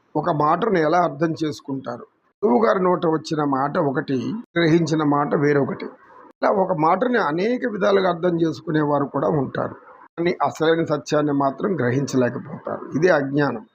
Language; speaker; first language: Telugu; native; Telugu